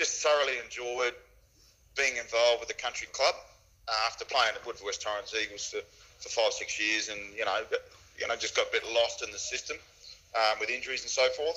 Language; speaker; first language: English; native; English